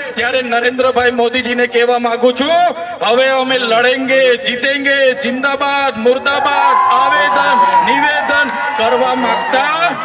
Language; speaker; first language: Gujarati; non-native, local second language; Vasavi